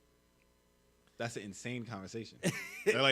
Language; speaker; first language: English; native; English